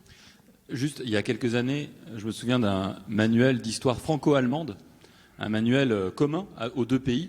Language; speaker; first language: French; native; French